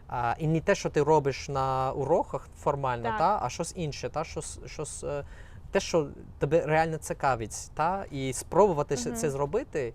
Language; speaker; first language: Ukrainian; non-native, fluent; English